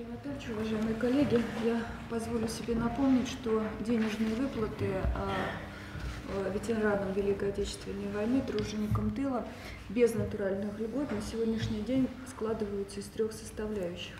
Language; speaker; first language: Russian; native; Russian